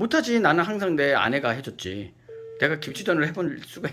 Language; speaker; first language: Korean; native; Korean